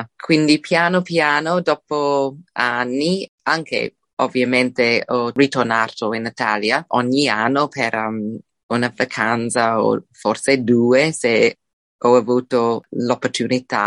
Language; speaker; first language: Italian; non-native, fluent; English